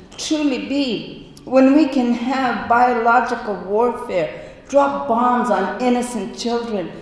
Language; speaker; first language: English; native; English